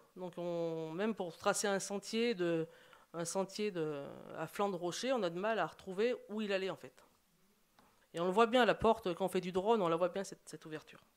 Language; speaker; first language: French; native; French